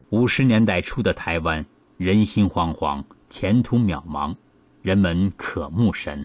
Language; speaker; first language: Chinese; native; Chinese